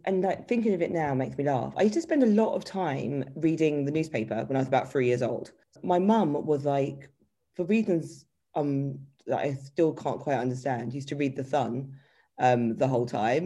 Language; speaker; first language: English; native; English